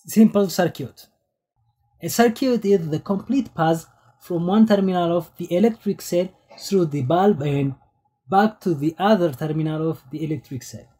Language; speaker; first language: English; non-native, local second language; Amharic